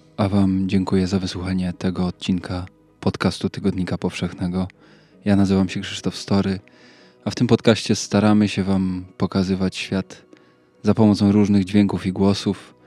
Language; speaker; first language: Polish; native; Polish